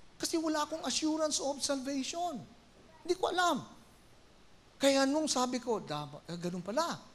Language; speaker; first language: Filipino; non-native, local second language; Iloko